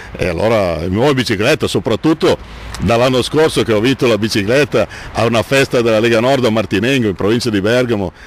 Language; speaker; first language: Italian; native; Italian